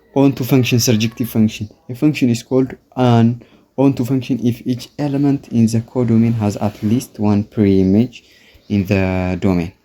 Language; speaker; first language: English; non-native, local second language; Amharic